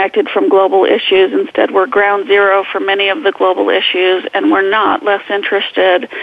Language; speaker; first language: English; native; English